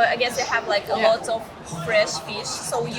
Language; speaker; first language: English; non-native, learner; Russian